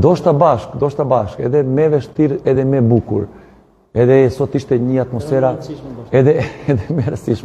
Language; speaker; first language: Albanian; non-native, learner; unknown